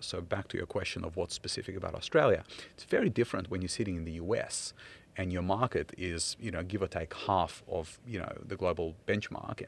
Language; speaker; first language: English; non-native, fluent; Ukrainian